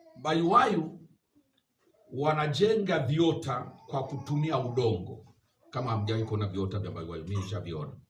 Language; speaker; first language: Swahili; native; Swahili